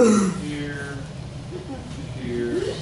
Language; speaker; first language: English; native; English